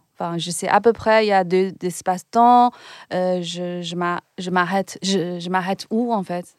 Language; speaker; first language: French; non-native, fluent; Chinese